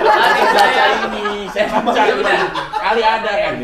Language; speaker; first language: Indonesian; native; Indonesian